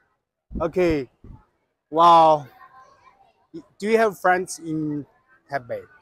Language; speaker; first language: English; non-native, learner; Chinese